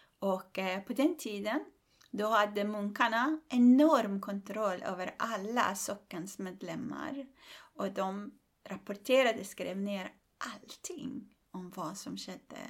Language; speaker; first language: Swedish; non-native, fluent; Persian